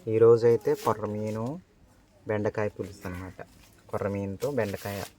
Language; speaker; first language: Telugu; non-native, local second language; Koya